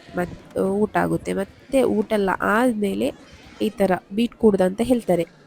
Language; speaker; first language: Kannada; non-native, local second language; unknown